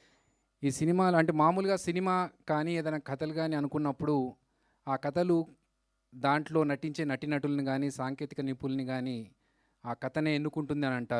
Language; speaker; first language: Telugu; native; Telugu